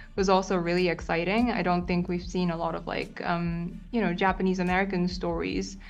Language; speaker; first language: English; non-native, fluent; Japanese